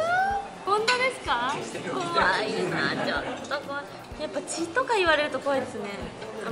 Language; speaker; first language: Japanese; native; Japanese